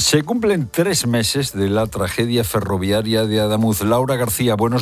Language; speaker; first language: Spanish; native; Spanish